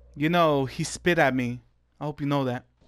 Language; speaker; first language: English; native; English